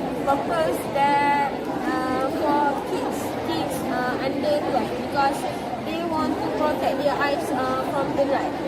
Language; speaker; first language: English; non-native, local second language; Malay